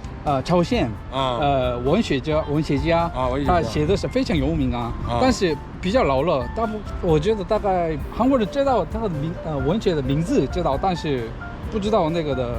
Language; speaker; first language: Chinese; non-native, learner; Korean